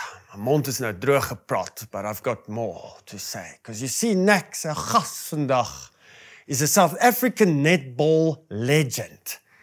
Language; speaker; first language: English; non-native, local second language; Afrikaans